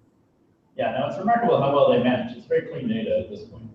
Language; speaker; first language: English; native; English